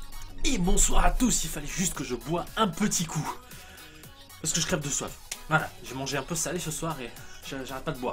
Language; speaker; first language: French; native; French